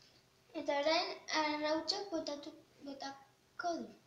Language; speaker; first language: Basque; non-native, local second language; Spanish